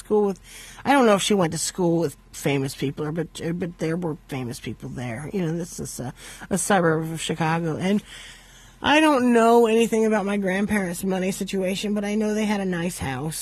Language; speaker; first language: English; native; English